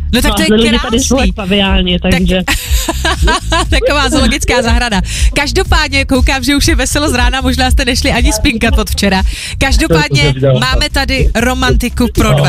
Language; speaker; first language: Czech; native; Czech